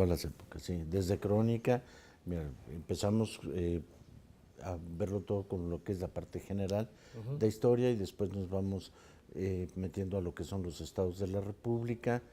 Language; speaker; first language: Spanish; native; Spanish